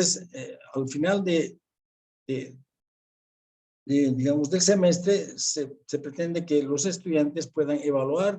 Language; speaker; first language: Spanish; native; Spanish